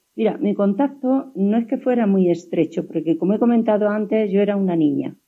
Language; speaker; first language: Spanish; native; Spanish